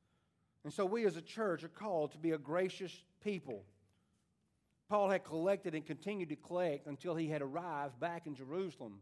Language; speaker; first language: English; native; English